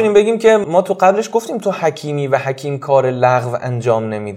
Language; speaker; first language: Persian; native; Persian